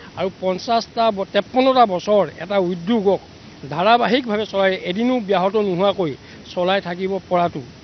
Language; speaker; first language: Assamese; native; Assamese